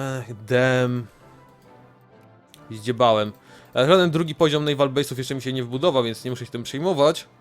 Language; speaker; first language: Polish; native; Polish